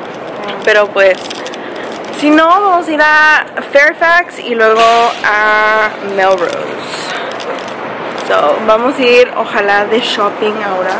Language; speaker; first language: Spanish; early bilingual, heritage; Spanish